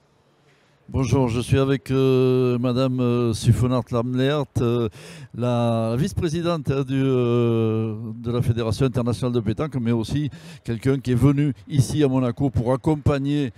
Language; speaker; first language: French; native; French